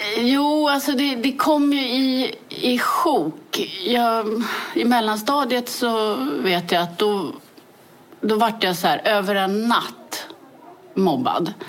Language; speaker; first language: Swedish; early bilingual, other home language; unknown